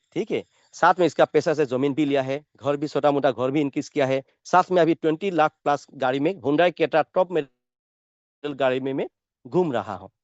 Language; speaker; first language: Hindi; non-native, local second language; Assamese